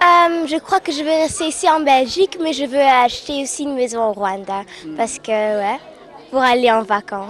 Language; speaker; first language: French; early bilingual, other home language; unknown